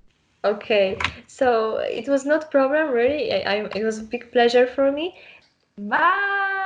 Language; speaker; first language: English; non-native, learner; Polish